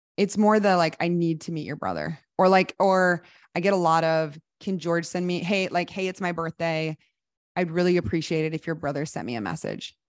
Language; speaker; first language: English; native; English